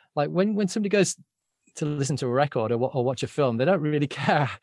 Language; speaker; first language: English; native; English